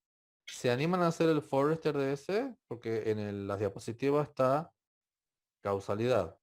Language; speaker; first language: Spanish; native; Spanish